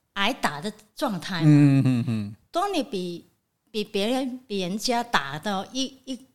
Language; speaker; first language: Chinese; non-native, fluent; Cantonese